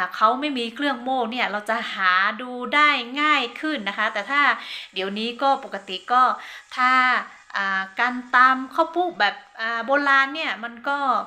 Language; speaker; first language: Thai; non-native, local second language; Hmong